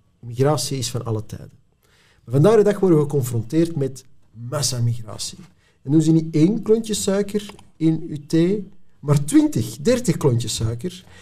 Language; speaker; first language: Dutch; native; Dutch